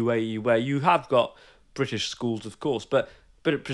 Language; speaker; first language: English; early bilingual, other home language; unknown